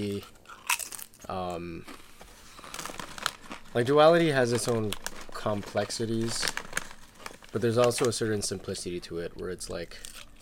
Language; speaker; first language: English; native; English